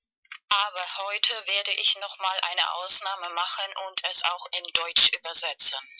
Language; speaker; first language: German; non-native, fluent; Spanish